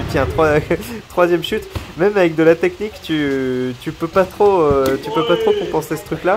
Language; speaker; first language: French; native; French